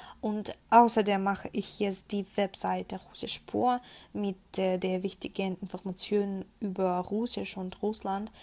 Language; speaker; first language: German; non-native, fluent; Russian